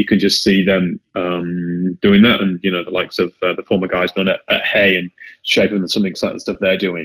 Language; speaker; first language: English; native; English